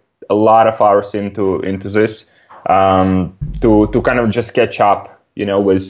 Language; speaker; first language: English; non-native, fluent; Ukrainian